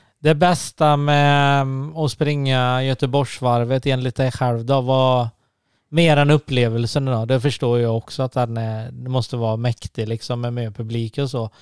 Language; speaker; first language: Swedish; native; Swedish